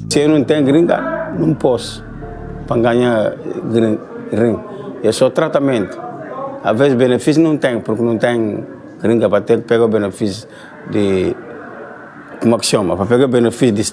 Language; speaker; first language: Portuguese; non-native, learner; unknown